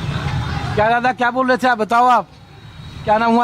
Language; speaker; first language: Hindi; native; Hindi